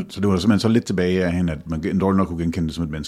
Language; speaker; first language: Danish; native; Danish